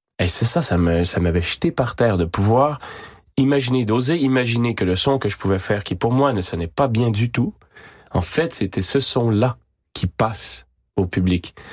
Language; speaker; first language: French; native; French